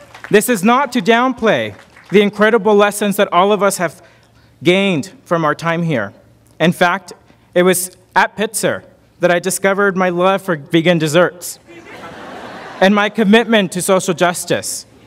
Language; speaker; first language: English; early bilingual, other home language; Spanish